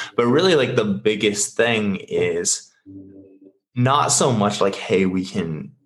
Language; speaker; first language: English; native; English